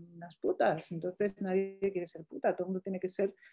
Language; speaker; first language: Spanish; non-native, fluent; Arabic